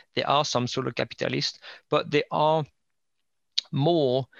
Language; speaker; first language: English; non-native, fluent; French